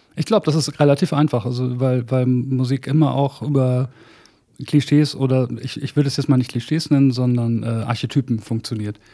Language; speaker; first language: German; native; German